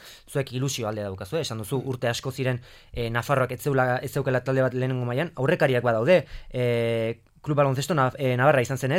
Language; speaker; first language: Basque; native; Basque